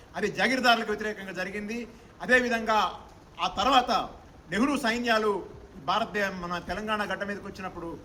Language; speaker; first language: Telugu; native; Telugu